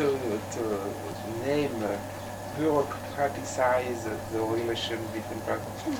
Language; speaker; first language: English; non-native, learner; French